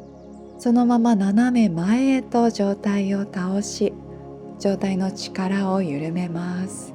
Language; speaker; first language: Japanese; native; Japanese